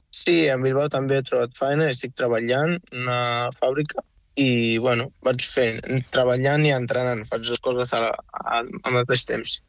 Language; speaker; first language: Catalan; non-native, fluent; Arabic